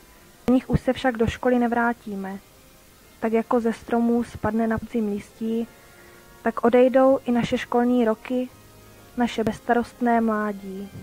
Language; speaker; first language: Czech; native; Czech